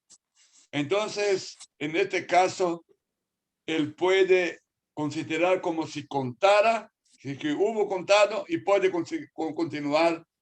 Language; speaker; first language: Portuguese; non-native, fluent; Spanish